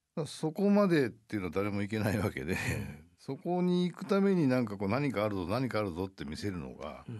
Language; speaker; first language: Japanese; native; Japanese